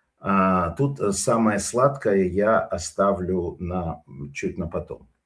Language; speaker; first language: Russian; native; Russian